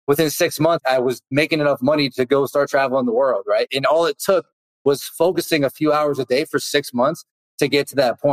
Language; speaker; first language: English; native; English